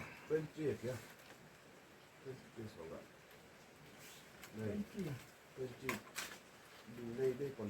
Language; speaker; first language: Hindi; non-native, local second language; Mizo